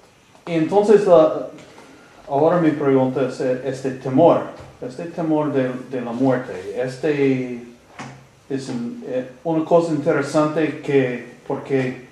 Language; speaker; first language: Spanish; non-native, learner; English